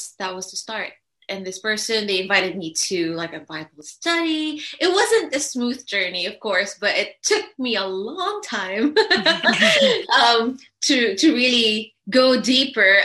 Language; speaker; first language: English; non-native, local second language; Filipino